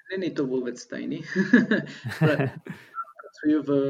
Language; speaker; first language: Czech; non-native, learner; Spanish